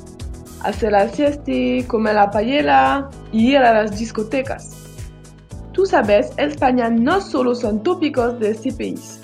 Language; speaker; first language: Spanish; non-native, learner; French